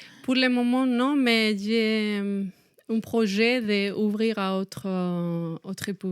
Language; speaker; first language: French; non-native, fluent; Spanish